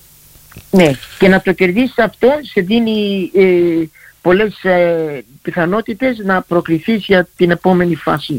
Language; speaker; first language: Greek; early bilingual, heritage; Greek